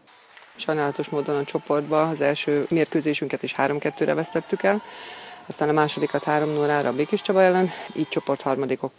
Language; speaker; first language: Hungarian; native; Hungarian